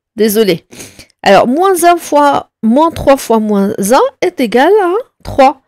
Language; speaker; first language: French; non-native, local second language; Arabic